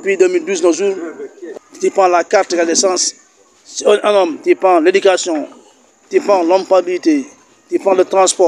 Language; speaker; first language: French; non-native, local second language; Wolof